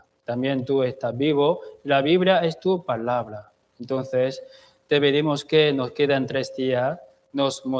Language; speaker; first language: Spanish; non-native, fluent; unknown